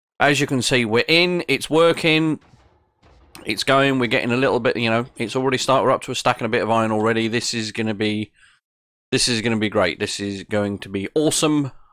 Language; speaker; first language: English; native; English